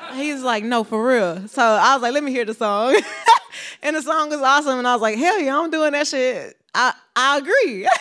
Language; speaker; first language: English; native; English